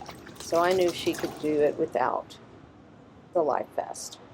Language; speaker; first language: English; native; English